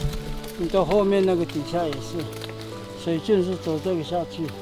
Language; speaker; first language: Chinese; non-native, local second language; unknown